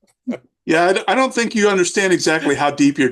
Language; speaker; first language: English; native; English